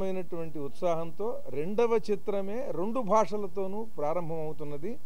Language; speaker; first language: Telugu; native; Telugu